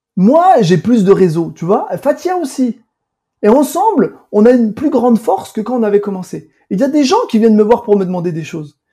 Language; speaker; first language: French; early bilingual, other home language; Arabic